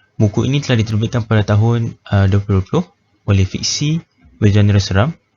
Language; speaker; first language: Malay; native; Malay